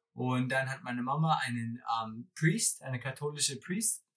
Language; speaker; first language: German; non-native, fluent; English